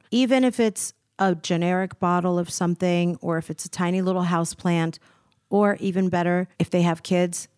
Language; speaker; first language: English; native; English